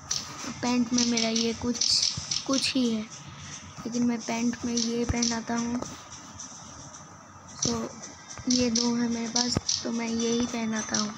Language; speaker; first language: Hindi; non-native, local second language; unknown